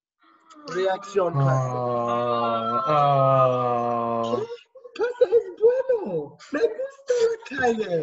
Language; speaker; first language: Spanish; non-native, learner; English